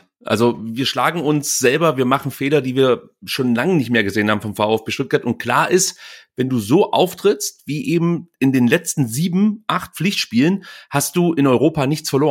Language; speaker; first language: German; native; German